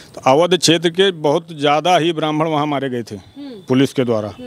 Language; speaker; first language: Hindi; native; Hindi